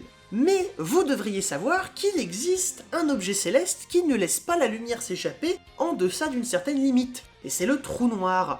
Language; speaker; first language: French; native; French